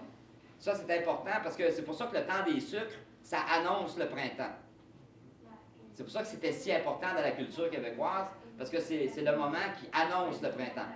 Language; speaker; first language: French; native; French